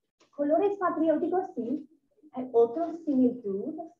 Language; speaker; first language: Spanish; non-native, fluent; English